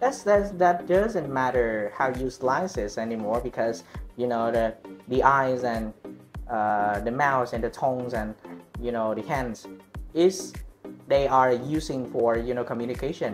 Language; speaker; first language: English; non-native, learner; Vietnamese